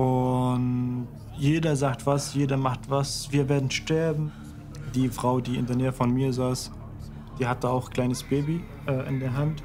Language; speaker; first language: German; non-native, fluent; Arabic